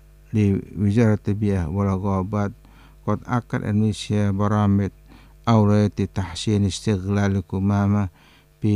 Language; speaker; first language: Arabic; non-native, learner; Indonesian